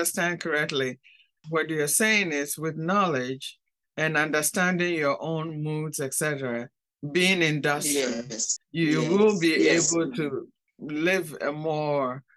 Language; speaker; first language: English; non-native, local second language; Akan